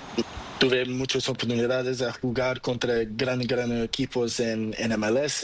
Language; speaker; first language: Spanish; non-native, learner; Portuguese